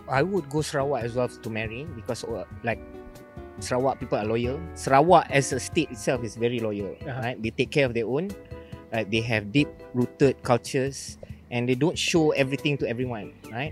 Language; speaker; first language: English; non-native, local second language; Malay